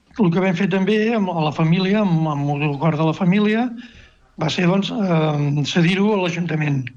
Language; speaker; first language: Catalan; native; Catalan